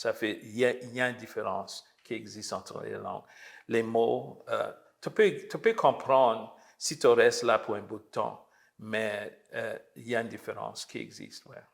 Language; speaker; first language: French; early bilingual, heritage; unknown